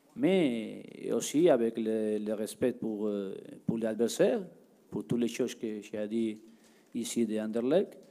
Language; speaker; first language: French; non-native, learner; Spanish